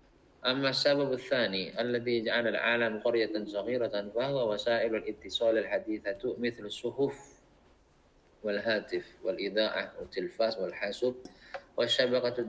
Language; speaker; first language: Arabic; non-native, fluent; Indonesian